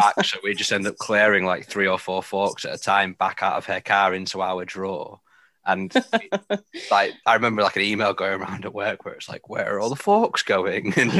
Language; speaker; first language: English; native; English